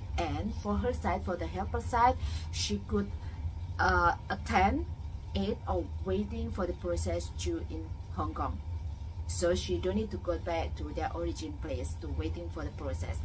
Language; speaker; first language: English; non-native, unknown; Indonesian